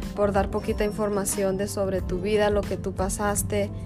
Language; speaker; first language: Spanish; early bilingual, heritage; Spanish